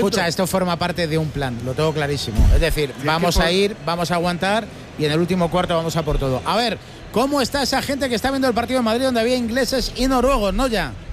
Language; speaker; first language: Spanish; native; Spanish